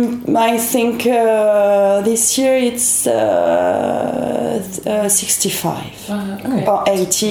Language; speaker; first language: English; non-native, learner; French